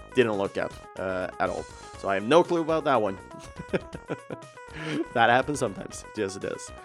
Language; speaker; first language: English; non-native, fluent; Swedish